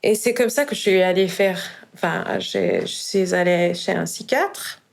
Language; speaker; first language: French; non-native, fluent; Persian